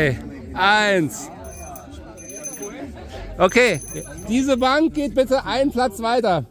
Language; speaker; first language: German; native; German